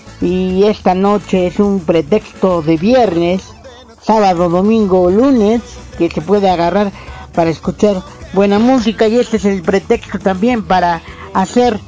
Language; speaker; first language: Spanish; native; Spanish